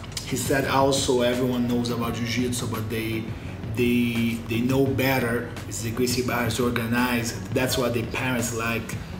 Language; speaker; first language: English; non-native, fluent; Portuguese